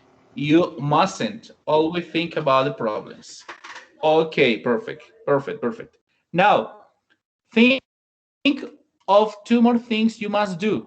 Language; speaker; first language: English; non-native, fluent; Spanish